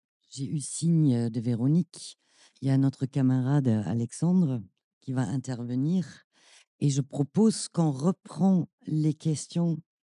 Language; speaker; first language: French; non-native, fluent; German